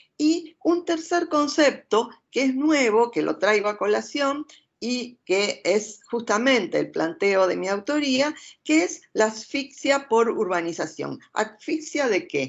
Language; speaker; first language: Spanish; native; Spanish